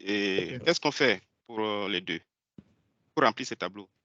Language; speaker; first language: French; non-native, local second language; Malagasy